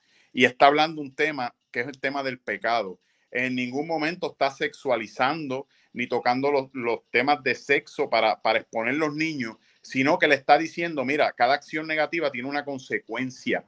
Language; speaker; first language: Spanish; native; Spanish